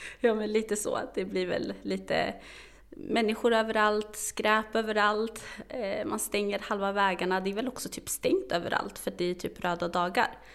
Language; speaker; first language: Swedish; early bilingual, other home language; Arabic